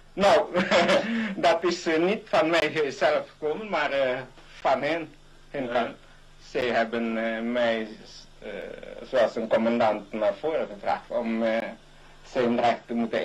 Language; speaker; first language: Dutch; non-native, local second language; Malay